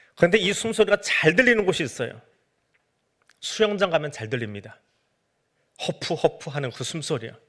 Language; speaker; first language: Korean; native; Korean